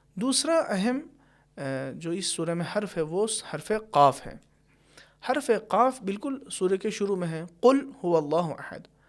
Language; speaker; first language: Urdu; native; Urdu